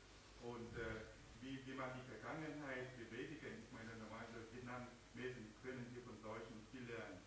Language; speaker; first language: German; non-native, learner; Vietnamese